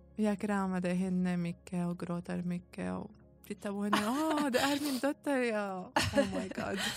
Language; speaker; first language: Swedish; non-native, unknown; Arabic